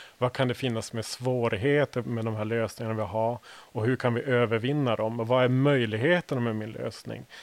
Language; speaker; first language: Swedish; native; Swedish